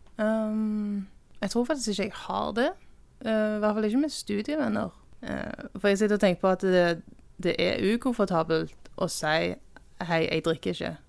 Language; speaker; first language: Norwegian; native; Norwegian